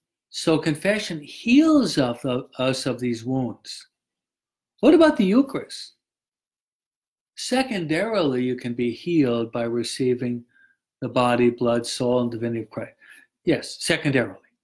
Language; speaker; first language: English; native; English